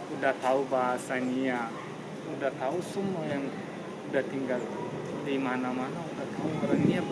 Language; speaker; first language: Indonesian; non-native, learner; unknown